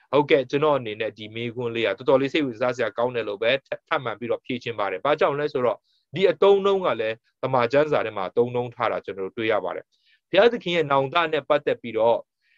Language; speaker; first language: Burmese; non-native, local second language; Tedim Chin